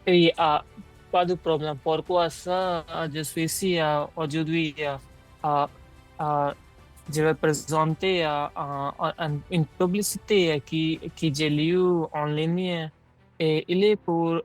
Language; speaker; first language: French; non-native, learner; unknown